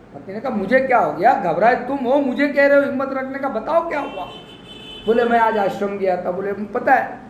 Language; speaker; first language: Hindi; non-native, local second language; Marathi